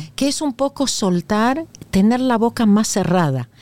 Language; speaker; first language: Spanish; native; Spanish